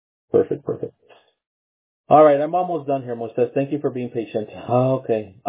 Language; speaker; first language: English; early bilingual, other home language; Spanish